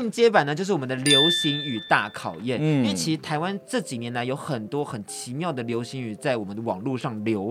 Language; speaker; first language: Chinese; native; Chinese